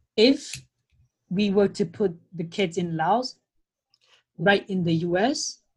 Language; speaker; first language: English; non-native, fluent; Lao